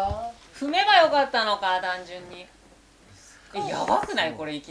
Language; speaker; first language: Japanese; native; Japanese